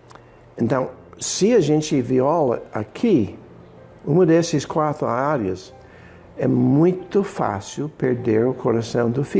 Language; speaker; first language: Portuguese; non-native, fluent; English